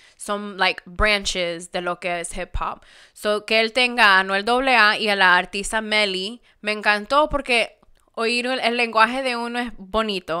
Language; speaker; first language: Spanish; early bilingual, heritage; Spanish